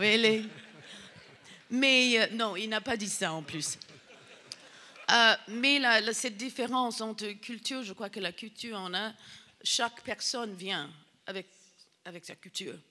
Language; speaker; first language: French; non-native, fluent; English